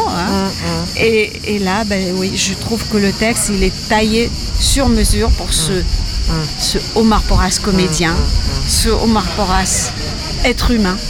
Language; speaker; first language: French; native; French